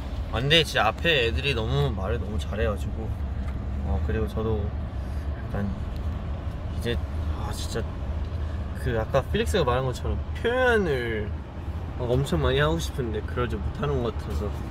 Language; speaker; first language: Korean; early bilingual, heritage; Korean